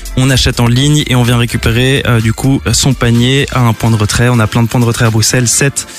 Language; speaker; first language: French; native; French